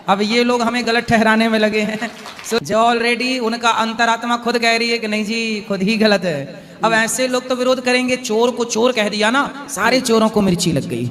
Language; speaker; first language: Hindi; native; Hindi